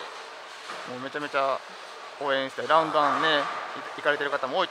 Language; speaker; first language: Japanese; native; Japanese